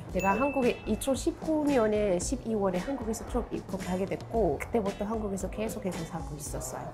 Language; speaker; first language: Korean; non-native, fluent; Arabic